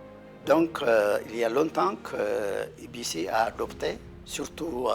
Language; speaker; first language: French; non-native, fluent; Amharic